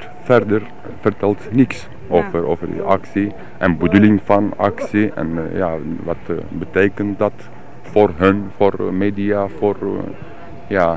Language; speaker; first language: Dutch; non-native, learner; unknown